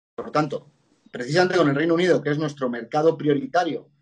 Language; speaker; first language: Spanish; native; Spanish